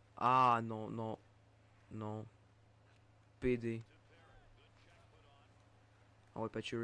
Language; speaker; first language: French; native; French